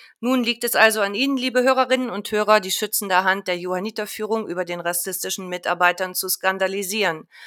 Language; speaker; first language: German; native; German